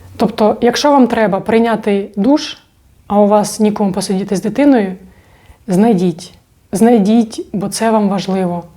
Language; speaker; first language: Ukrainian; non-native, local second language; Russian